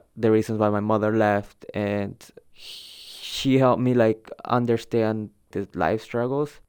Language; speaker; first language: English; early bilingual, other home language; Spanish